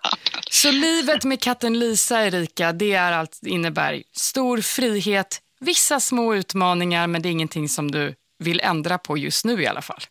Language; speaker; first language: Swedish; native; Swedish